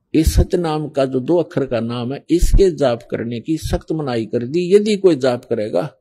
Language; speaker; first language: Hindi; native; Hindi